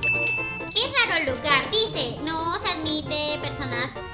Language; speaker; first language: Spanish; native; Spanish